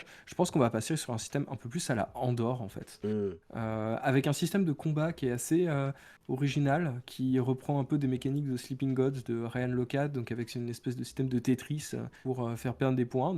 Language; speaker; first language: French; native; French